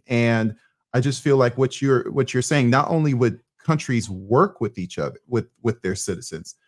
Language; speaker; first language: English; native; English